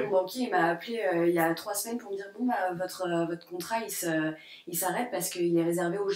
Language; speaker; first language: French; native; French